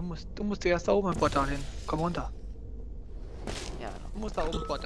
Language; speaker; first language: German; native; German